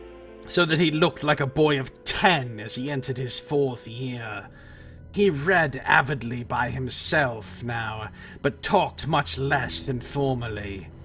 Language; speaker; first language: English; native; English